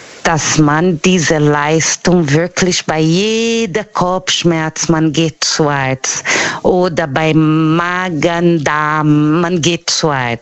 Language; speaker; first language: German; non-native, learner; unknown